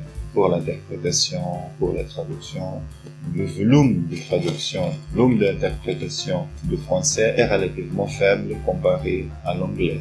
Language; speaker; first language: French; non-native, fluent; Portuguese